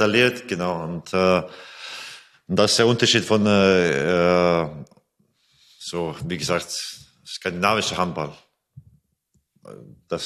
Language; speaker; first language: German; non-native, fluent; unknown